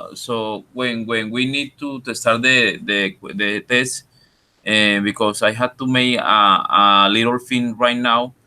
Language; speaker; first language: English; non-native, learner; Spanish